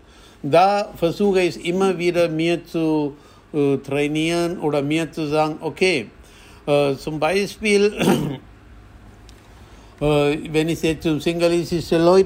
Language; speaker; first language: German; non-native, fluent; Tamil